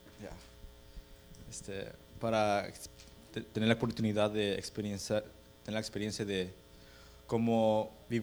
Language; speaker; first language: Spanish; early bilingual, heritage; Spanish